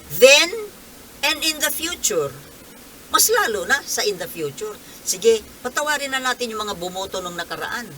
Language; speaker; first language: Filipino; non-native, local second language; Bikol